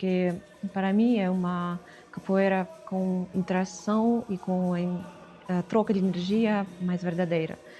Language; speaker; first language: Portuguese; non-native, fluent; Russian